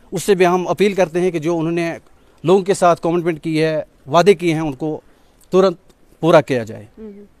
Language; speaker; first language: Hindi; non-native, local second language; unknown